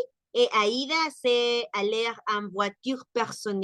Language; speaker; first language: French; non-native, learner; Spanish